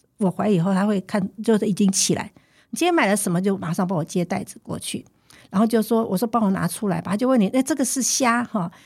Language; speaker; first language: Chinese; native; Chinese